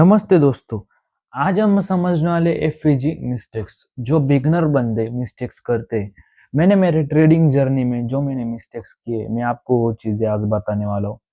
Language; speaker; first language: Hindi; non-native, local second language; Marathi